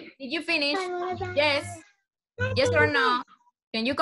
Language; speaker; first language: English; non-native, fluent; Spanish